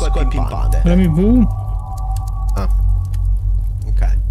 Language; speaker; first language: Italian; native; Italian